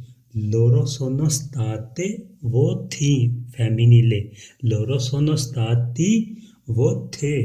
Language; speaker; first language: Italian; non-native, fluent; Urdu